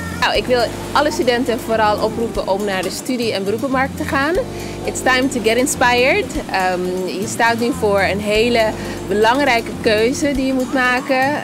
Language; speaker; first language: Dutch; early bilingual, other home language; Papiamento